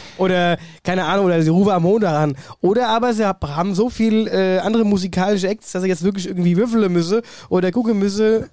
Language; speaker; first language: German; native; German